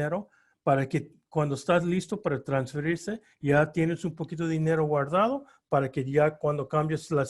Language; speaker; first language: Spanish; early bilingual, heritage; Spanish